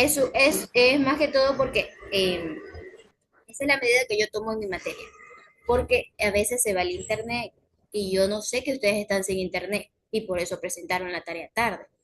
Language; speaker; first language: Spanish; native; Spanish